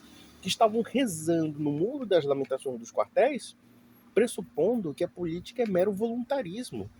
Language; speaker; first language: Portuguese; native; Portuguese